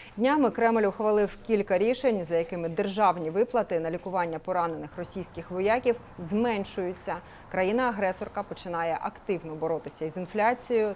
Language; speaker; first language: Ukrainian; native; Ukrainian